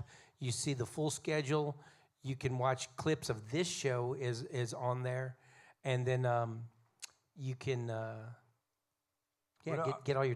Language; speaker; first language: English; native; English